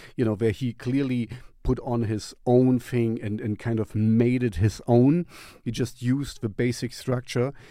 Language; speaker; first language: English; non-native, fluent; German